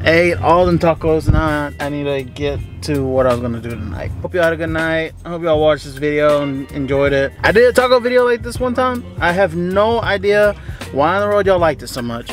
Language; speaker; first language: English; early bilingual, other home language; Spanish